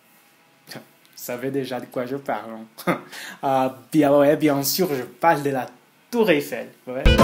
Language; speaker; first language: French; non-native, fluent; Portuguese